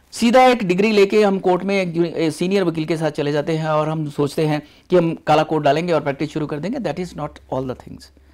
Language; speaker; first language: Hindi; non-native, local second language; Punjabi